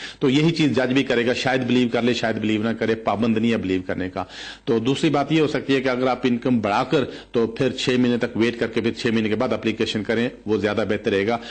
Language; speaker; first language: Urdu; native; Urdu